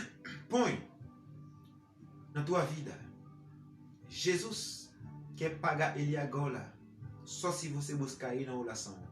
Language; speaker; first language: Portuguese; non-native, learner; Haitian Creole